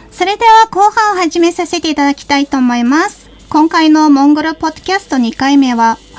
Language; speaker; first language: Japanese; non-native, fluent; Mongolian